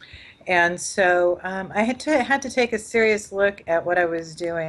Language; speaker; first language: English; native; English